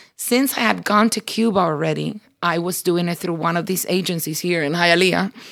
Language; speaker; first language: English; early bilingual, other home language; Spanish